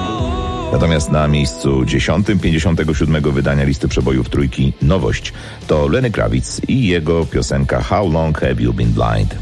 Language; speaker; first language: Polish; native; Polish